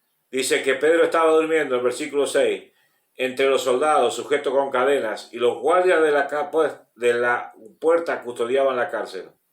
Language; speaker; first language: Spanish; native; Spanish